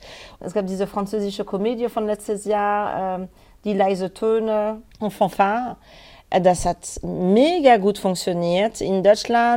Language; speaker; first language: German; non-native, learner; French